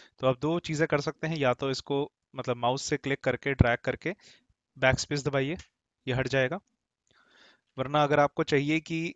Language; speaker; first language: Hindi; native; Hindi